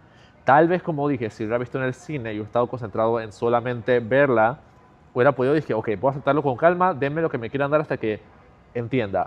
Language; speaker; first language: Spanish; native; Spanish